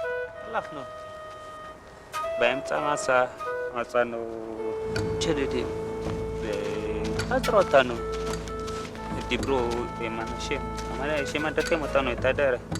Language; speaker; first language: Hebrew; non-native, learner; Amharic